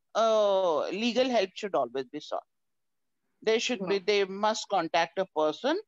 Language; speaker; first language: English; non-native, local second language; Hindi